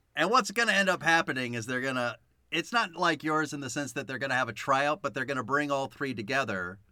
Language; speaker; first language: English; native; English